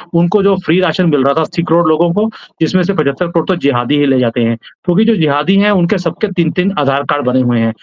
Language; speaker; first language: Hindi; native; Hindi